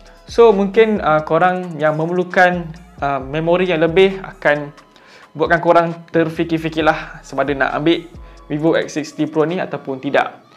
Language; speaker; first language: Malay; native; Malay